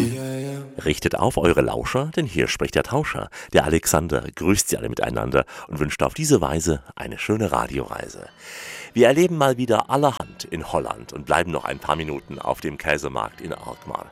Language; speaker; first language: German; native; German